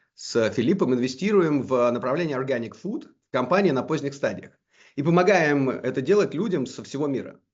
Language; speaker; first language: Russian; native; Russian